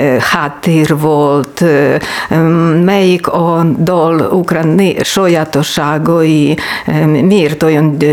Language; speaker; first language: Hungarian; non-native, learner; Ukrainian